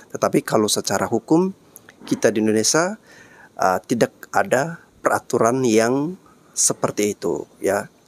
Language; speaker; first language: Indonesian; native; Indonesian